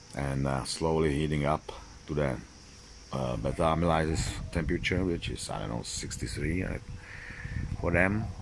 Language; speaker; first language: English; non-native, fluent; Czech